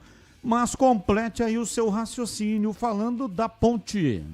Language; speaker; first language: Portuguese; native; Portuguese